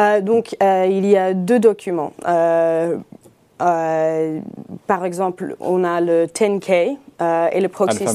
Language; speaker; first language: French; non-native, fluent; English